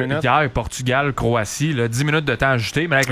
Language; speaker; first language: French; native; French